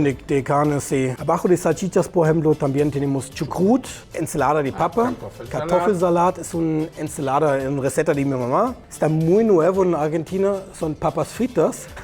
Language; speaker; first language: Spanish; non-native, learner; German